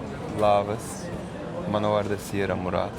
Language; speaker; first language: Lithuanian; non-native, learner; Turkish